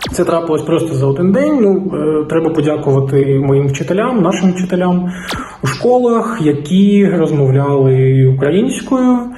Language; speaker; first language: Ukrainian; non-native, local second language; Russian